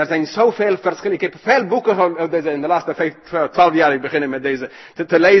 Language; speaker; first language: Dutch; non-native, fluent; English